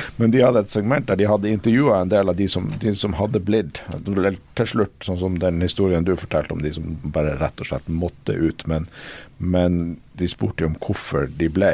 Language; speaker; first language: Norwegian; native; Norwegian